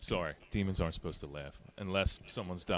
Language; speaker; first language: English; native; English